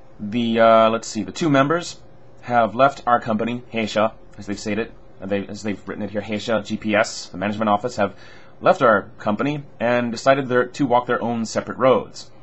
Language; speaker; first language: English; native; English